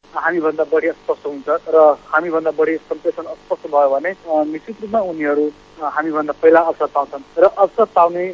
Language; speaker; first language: Nepali; non-native, local second language; Maithili